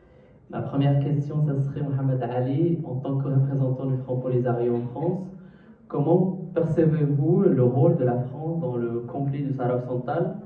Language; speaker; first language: French; native; French